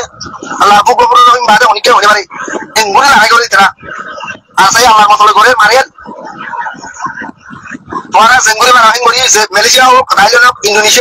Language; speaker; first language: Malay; non-native, learner; Rohingya